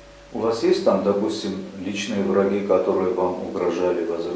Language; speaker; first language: Russian; native; Russian